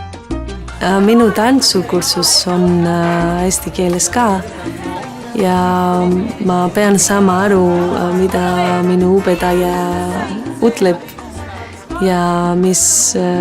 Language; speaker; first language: Estonian; non-native, learner; Greek